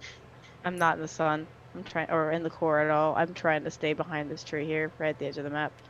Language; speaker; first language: English; native; English